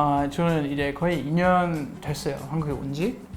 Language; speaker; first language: Korean; non-native, learner; German